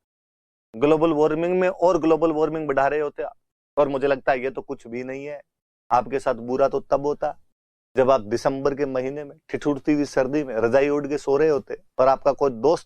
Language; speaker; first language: Hindi; native; Hindi